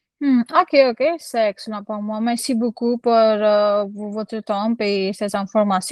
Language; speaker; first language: French; non-native, learner; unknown